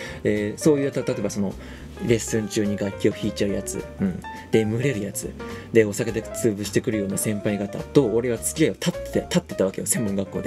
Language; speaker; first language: Japanese; native; Japanese